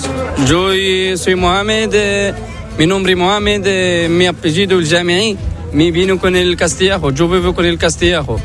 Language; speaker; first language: Spanish; non-native, learner; Arabic